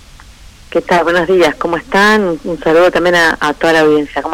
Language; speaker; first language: Spanish; native; Spanish